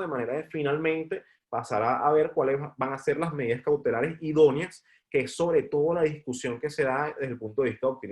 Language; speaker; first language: Spanish; native; Spanish